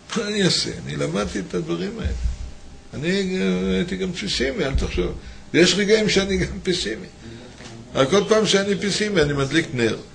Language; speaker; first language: Hebrew; native; Hebrew